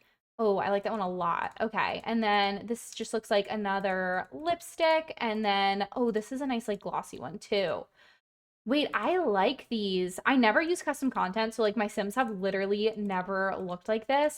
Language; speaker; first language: English; native; English